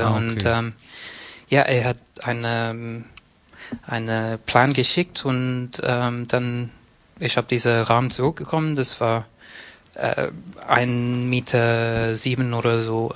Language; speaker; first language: German; non-native, learner; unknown